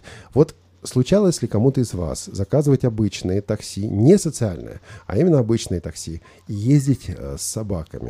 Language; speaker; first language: Russian; native; Russian